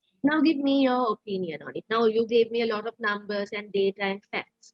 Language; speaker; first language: English; non-native, local second language; Sinhala